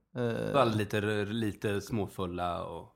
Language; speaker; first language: Swedish; native; Swedish